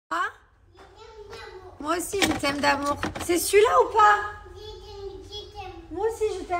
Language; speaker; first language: French; native; French